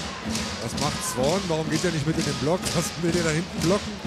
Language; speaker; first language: German; native; German